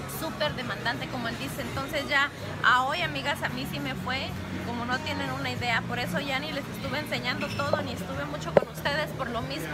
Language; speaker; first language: Spanish; native; Spanish